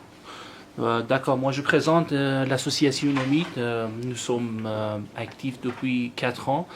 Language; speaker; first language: French; non-native, learner; Persian